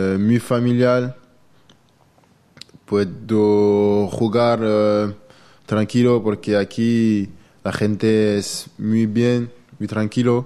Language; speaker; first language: Spanish; non-native, learner; French